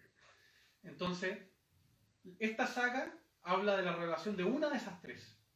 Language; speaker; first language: Spanish; native; Spanish